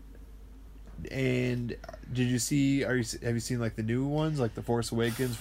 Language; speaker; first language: English; native; English